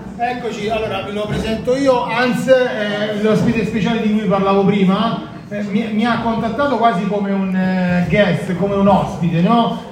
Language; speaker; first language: Italian; native; Italian